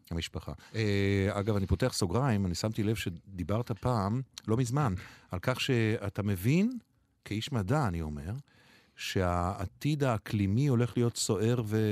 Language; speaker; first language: Hebrew; native; Hebrew